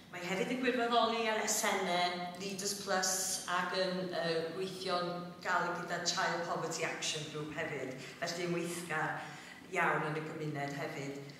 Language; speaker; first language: Welsh; native; Welsh